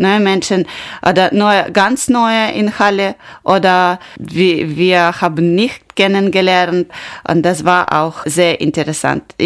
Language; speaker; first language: German; non-native, learner; Ukrainian